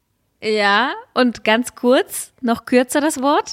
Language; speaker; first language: German; early bilingual, other home language; Russian